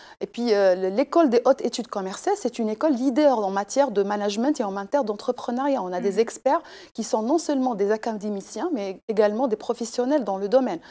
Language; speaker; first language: French; non-native, local second language; Arabic